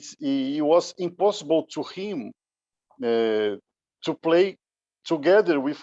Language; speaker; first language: English; non-native, learner; Portuguese